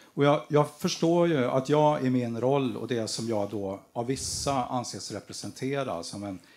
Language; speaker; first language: Swedish; native; Swedish